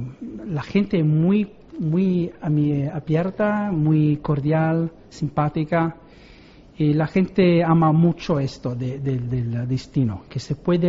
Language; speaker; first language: Spanish; non-native, learner; Italian